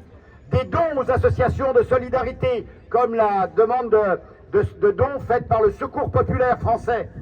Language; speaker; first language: French; native; French